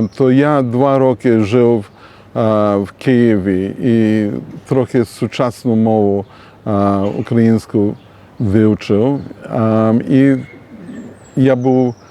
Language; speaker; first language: Ukrainian; early bilingual, heritage; Ukrainian